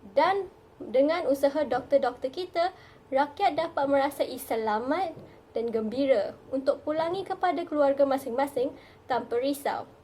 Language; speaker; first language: Malay; non-native, local second language; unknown